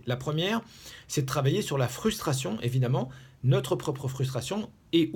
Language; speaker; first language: French; native; French